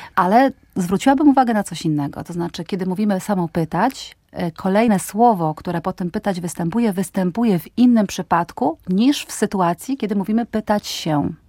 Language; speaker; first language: Polish; native; Polish